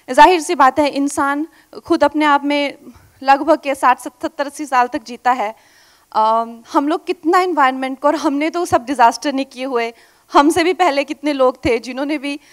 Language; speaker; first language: Hindi; native; Hindi